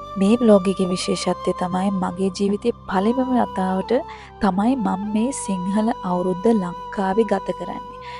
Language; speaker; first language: Sinhala; early bilingual, heritage; Sinhala